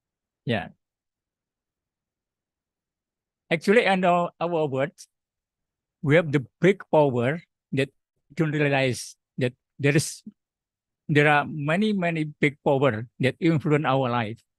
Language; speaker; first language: English; non-native, learner; Indonesian